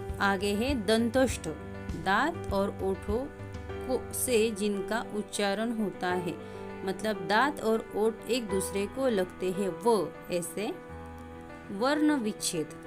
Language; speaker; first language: Hindi; non-native, local second language; Marathi